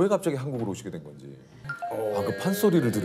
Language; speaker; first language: Korean; native; Korean